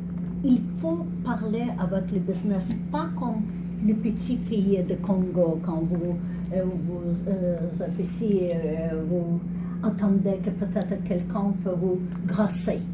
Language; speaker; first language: French; non-native, learner; English